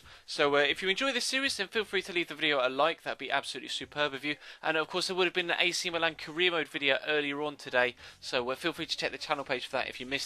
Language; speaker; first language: English; native; English